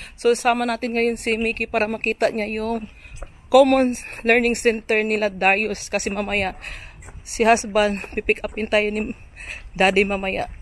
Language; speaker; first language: Filipino; native; Filipino